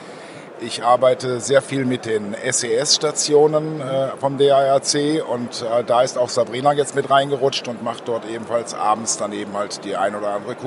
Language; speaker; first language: German; native; German